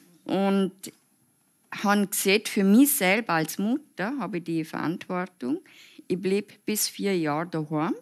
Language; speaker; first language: German; non-native, fluent; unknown